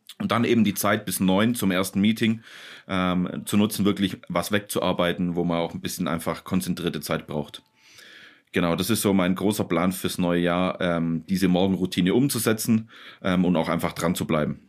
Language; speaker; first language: German; native; German